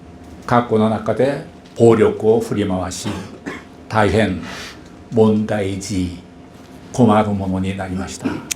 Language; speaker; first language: Japanese; non-native, fluent; Korean